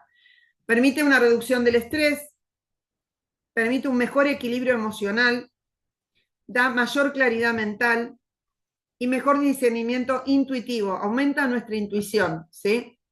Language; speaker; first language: Spanish; native; Spanish